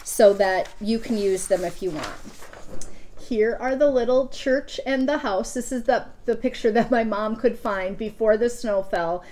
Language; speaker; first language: English; native; English